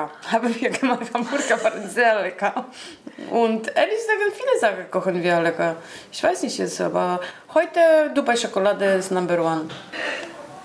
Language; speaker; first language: German; non-native, learner; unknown